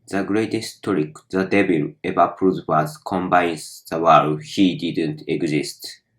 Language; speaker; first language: English; non-native, learner; Japanese